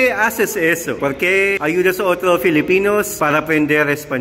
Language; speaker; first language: Spanish; non-native, fluent; Filipino